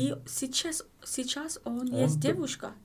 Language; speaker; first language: Russian; non-native, learner; English